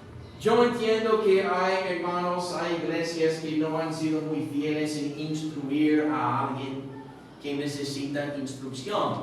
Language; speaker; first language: Spanish; non-native, fluent; English